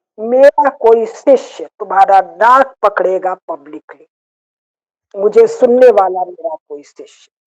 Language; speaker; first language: Hindi; native; Hindi